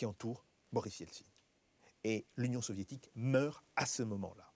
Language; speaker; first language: French; native; French